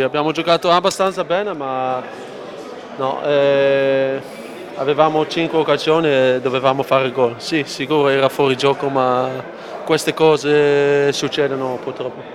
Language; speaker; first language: Italian; non-native, fluent; Dutch